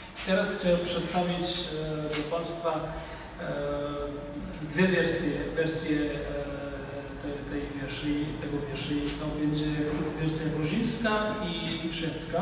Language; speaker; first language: Polish; non-native, fluent; Georgian